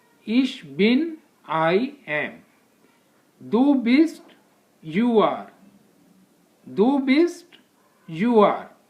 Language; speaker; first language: German; non-native, fluent; Hindi